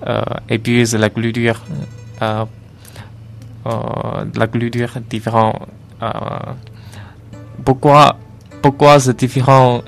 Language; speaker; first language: French; non-native, learner; Chinese